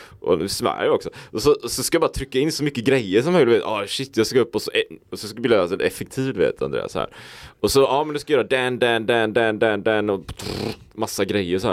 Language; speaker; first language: Swedish; native; Swedish